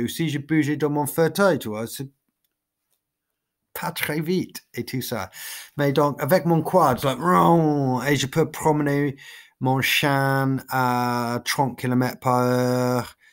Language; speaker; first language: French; non-native, learner; English